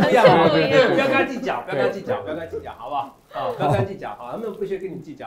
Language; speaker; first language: Chinese; native; Chinese